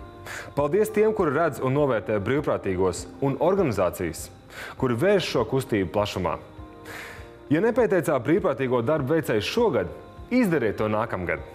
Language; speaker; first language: Latvian; native; Latvian